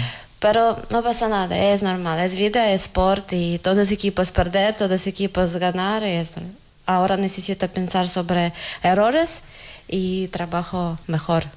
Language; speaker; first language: Spanish; non-native, learner; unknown